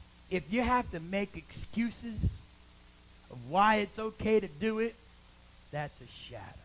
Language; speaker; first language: English; native; English